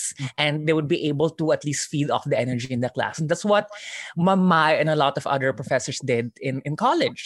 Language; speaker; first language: English; non-native, local second language; Filipino